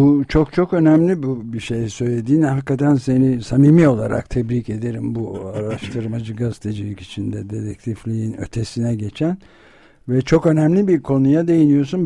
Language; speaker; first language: Turkish; native; Turkish